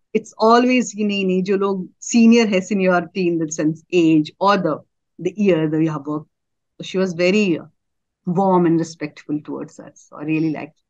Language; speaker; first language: Hindi; native; Hindi